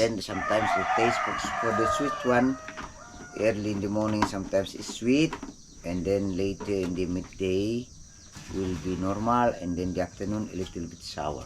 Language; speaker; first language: English; non-native, fluent; Indonesian